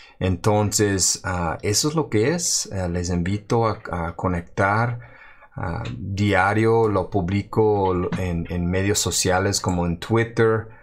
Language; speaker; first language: Spanish; non-native, fluent; English